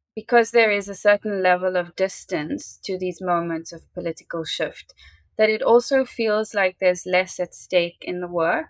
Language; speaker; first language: English; native; English